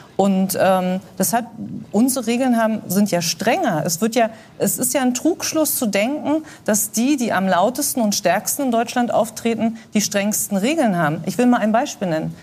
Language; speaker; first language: German; native; German